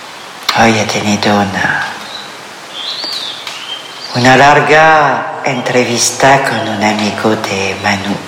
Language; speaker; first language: Spanish; non-native, fluent; French